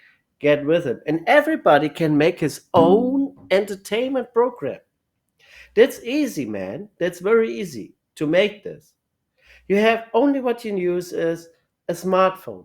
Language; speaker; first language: English; non-native, learner; German